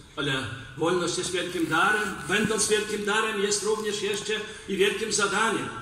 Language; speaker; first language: Polish; non-native, fluent; Belarusian